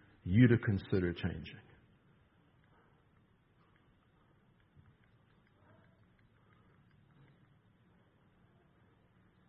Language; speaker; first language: English; native; English